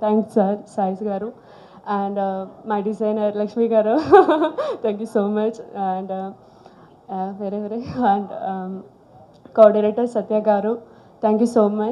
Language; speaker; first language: Telugu; non-native, learner; Malayalam